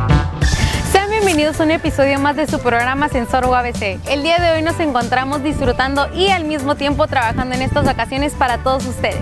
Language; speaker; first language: Spanish; native; Spanish